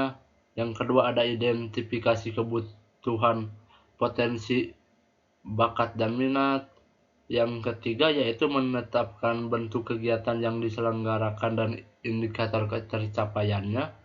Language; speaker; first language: Indonesian; native; Indonesian